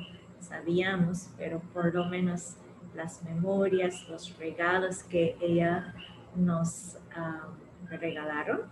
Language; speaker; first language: Spanish; non-native, fluent; English